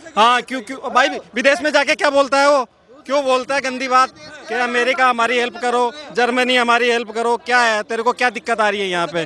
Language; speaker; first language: Hindi; native; Hindi